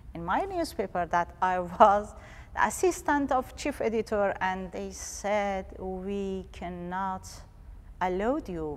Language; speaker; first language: English; non-native, learner; Persian